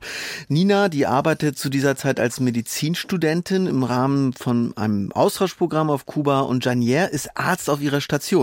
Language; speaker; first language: German; native; German